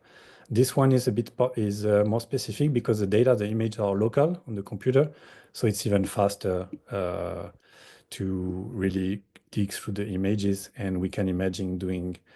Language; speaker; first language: English; non-native, fluent; French